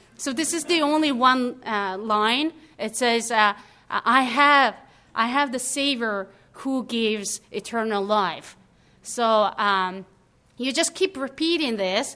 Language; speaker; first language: English; non-native, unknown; Mongolian